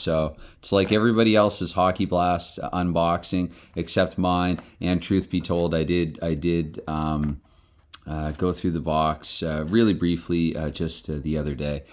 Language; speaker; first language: English; native; English